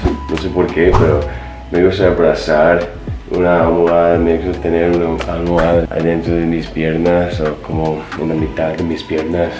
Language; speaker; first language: Spanish; non-native, fluent; English